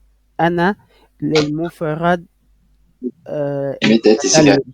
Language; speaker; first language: Arabic; non-native, fluent; French